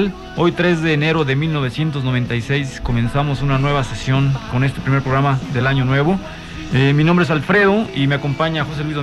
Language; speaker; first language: Spanish; native; Spanish